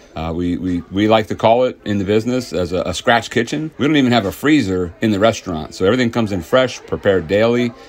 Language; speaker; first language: English; native; English